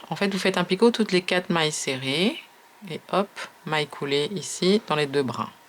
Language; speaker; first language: French; native; French